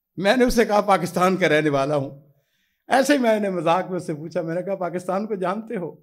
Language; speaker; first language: Urdu; non-native, local second language; Punjabi